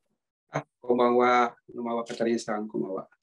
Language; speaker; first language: Japanese; non-native, fluent; Indonesian